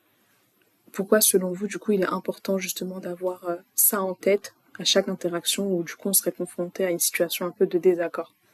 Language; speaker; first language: French; native; French